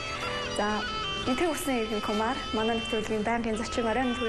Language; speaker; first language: Mongolian; native; Mongolian